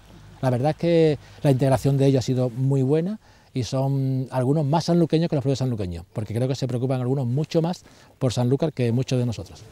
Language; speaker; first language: Spanish; native; Spanish